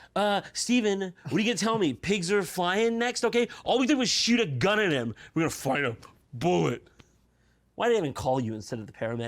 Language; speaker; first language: English; native; English